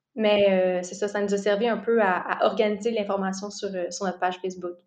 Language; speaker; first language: French; native; French